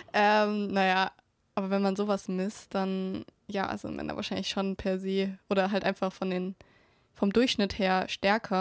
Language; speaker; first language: German; native; German